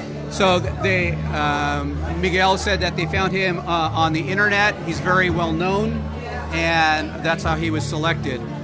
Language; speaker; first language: English; native; English